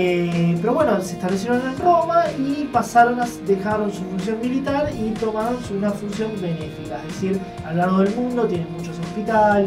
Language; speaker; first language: Spanish; native; Spanish